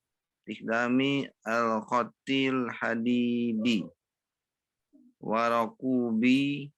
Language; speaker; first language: Arabic; non-native, learner; Indonesian